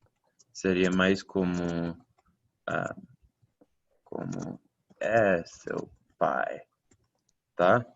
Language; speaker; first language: Portuguese; non-native, fluent; English